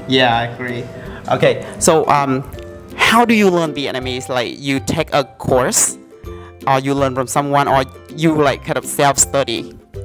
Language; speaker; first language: English; non-native, fluent; Vietnamese